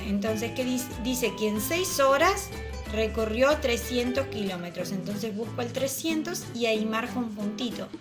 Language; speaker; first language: Spanish; native; Spanish